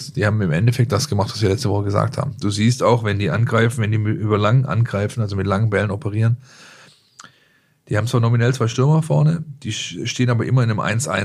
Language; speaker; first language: German; native; German